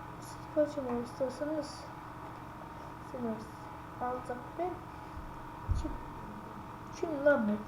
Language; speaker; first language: Turkish; non-native, learner; Azerbaijani